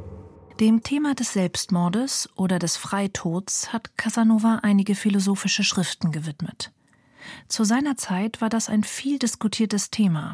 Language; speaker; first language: German; native; German